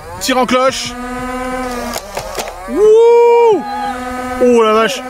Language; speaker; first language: French; native; French